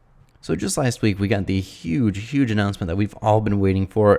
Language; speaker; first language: English; native; English